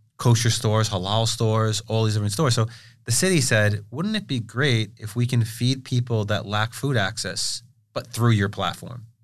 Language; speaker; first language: English; native; English